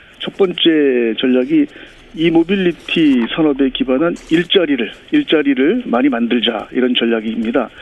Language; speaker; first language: Korean; native; Korean